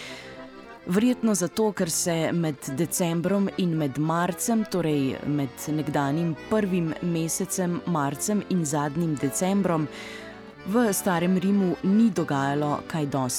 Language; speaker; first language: Slovenian; native; Slovenian